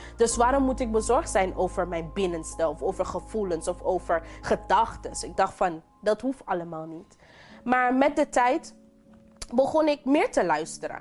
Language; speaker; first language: Dutch; non-native, local second language; English